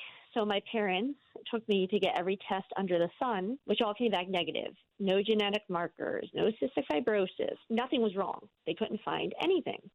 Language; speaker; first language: English; native; English